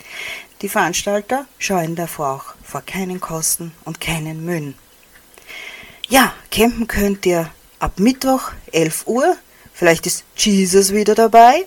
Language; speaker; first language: German; native; German